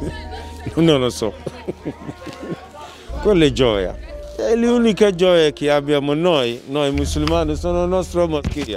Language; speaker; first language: Italian; non-native, learner; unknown